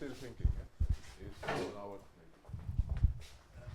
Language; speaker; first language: English; non-native, learner; Wolof